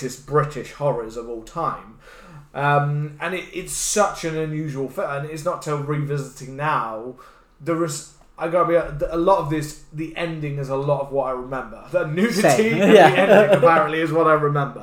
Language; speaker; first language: English; native; English